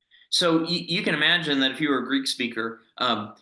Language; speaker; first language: English; native; English